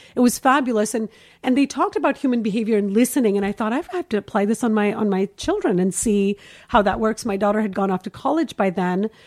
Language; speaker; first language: English; early bilingual, heritage; Hindi